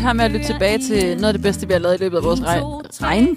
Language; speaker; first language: Danish; native; Danish